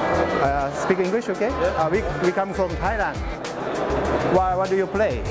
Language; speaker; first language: English; non-native, learner; Thai